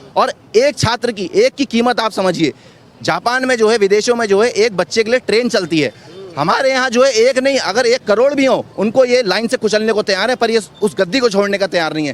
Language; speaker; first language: Hindi; native; Hindi